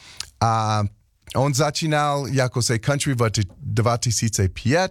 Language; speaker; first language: Czech; non-native, learner; English